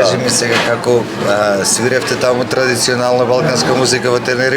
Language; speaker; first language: Macedonian; native; Macedonian